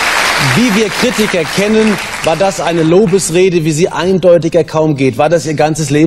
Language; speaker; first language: German; native; German